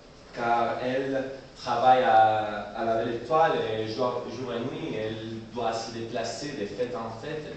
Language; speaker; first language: French; non-native, learner; Spanish